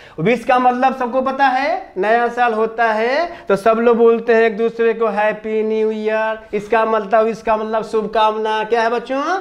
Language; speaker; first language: Hindi; native; Hindi